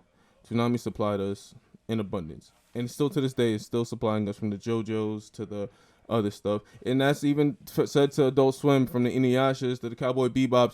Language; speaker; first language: English; native; English